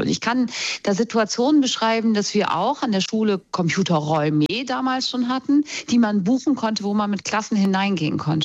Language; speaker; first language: German; native; German